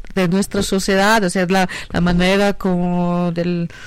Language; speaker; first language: Spanish; non-native, fluent; German